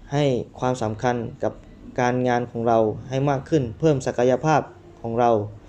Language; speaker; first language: Thai; non-native, local second language; Malay